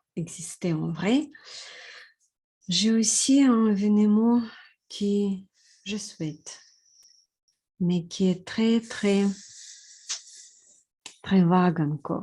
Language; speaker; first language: French; non-native, fluent; Russian